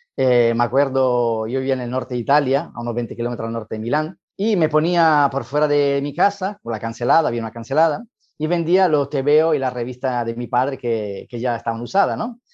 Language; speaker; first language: Spanish; non-native, fluent; Italian